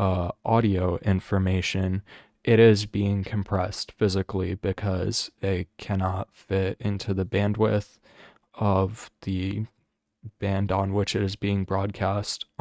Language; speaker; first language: English; native; English